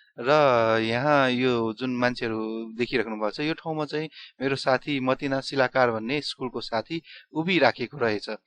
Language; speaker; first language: Nepali; non-native, local second language; Newari